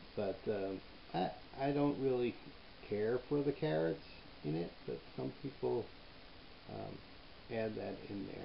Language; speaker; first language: English; native; English